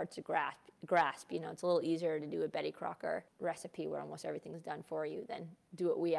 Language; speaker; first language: English; early bilingual, other home language; Hindi